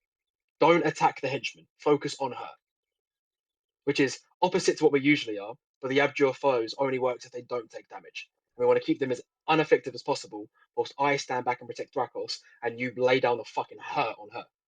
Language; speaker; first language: English; native; English